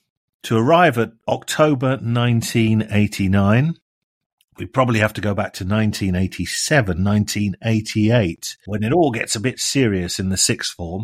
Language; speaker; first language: English; native; English